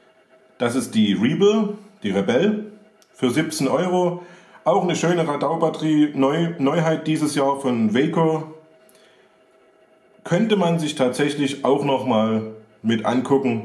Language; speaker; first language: German; native; German